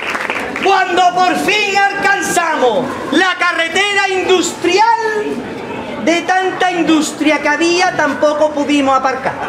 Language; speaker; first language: Spanish; native; Spanish